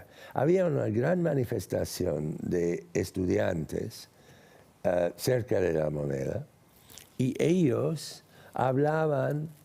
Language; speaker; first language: Spanish; non-native, fluent; English